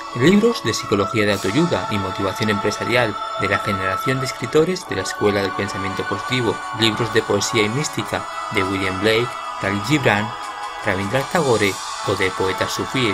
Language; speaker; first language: Spanish; native; Spanish